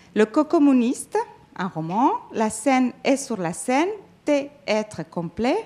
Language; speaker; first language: French; non-native, fluent; Spanish